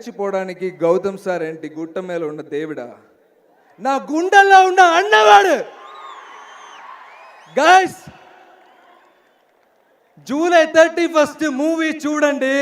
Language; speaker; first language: Telugu; non-native, learner; Malayalam